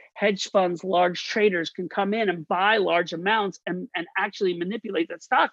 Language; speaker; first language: English; native; English